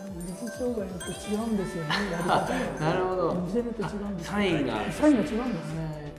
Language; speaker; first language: Japanese; native; Japanese